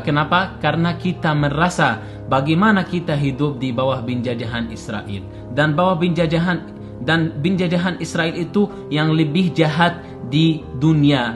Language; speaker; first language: Indonesian; non-native, learner; Arabic